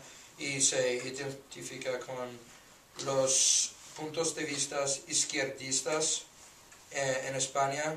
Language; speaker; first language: Spanish; non-native, learner; English